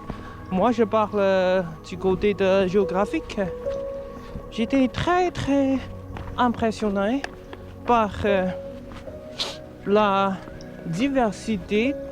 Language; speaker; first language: French; non-native, fluent; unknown